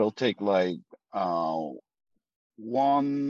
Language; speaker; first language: English; non-native, fluent; Korean